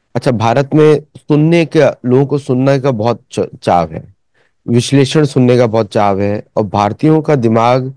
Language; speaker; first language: Hindi; native; Hindi